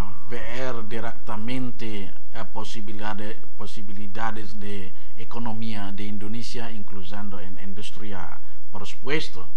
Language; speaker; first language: Spanish; non-native, learner; Indonesian